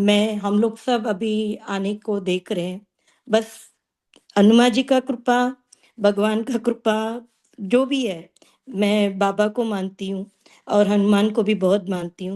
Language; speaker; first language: Hindi; non-native, local second language; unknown